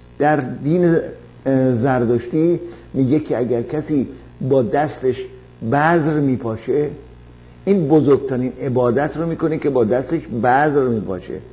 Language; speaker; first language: Persian; native; Persian